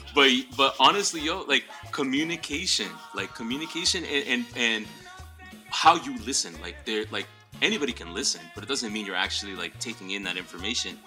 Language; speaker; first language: English; early bilingual, other home language; Spanish